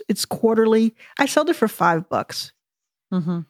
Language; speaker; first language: English; native; English